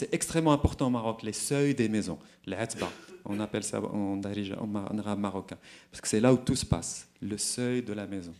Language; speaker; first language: French; non-native, local second language; Arabic